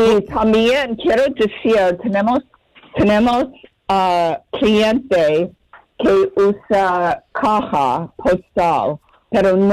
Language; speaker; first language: Spanish; non-native, fluent; English